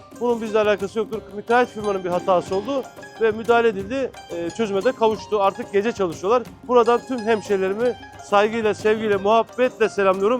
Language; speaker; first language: Turkish; native; Turkish